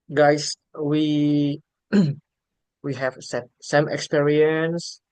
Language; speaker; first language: English; non-native, learner; Indonesian